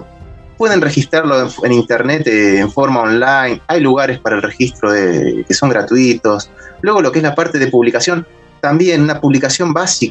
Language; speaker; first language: Spanish; native; Spanish